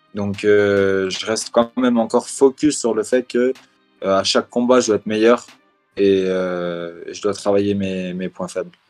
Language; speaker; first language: French; native; French